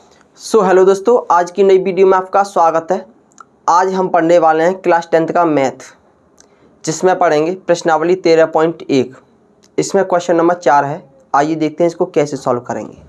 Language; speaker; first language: Hindi; native; Hindi